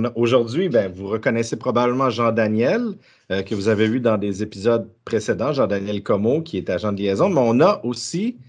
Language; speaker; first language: French; native; French